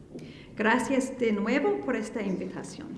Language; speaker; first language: Spanish; non-native, fluent; English